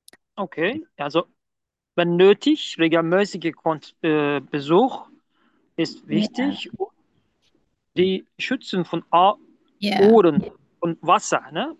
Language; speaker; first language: German; non-native, learner; Turkish